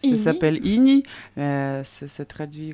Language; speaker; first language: French; non-native, learner; Russian